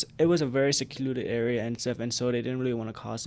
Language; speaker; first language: English; non-native, fluent; Khmer